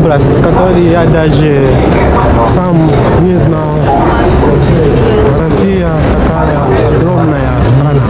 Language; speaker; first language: Russian; non-native, fluent; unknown